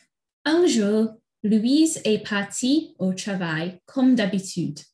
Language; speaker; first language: French; non-native, fluent; English